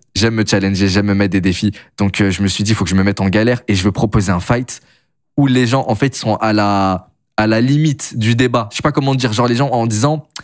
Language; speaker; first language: French; native; French